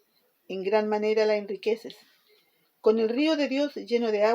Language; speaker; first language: Spanish; native; Spanish